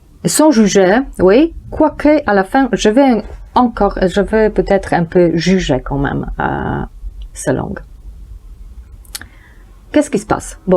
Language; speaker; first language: French; non-native, learner; Polish